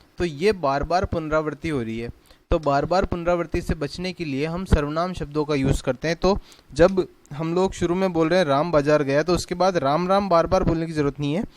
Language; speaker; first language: Hindi; native; Hindi